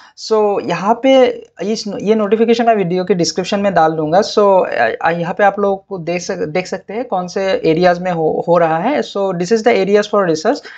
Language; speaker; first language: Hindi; non-native, local second language; Assamese